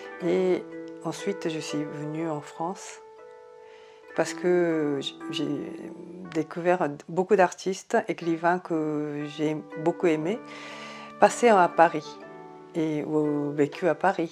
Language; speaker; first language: French; non-native, fluent; Japanese